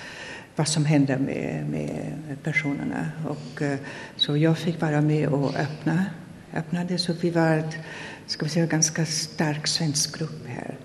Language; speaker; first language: Swedish; non-native, fluent; German